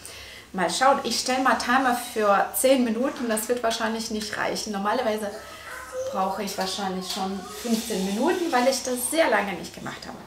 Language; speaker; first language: German; non-native, fluent; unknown